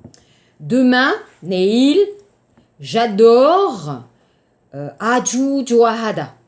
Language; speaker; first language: Korean; non-native, fluent; French